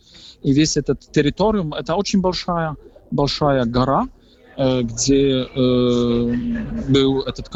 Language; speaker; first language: Russian; non-native, fluent; Polish